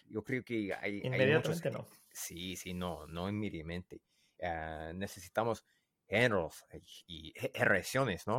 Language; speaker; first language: Spanish; non-native, learner; English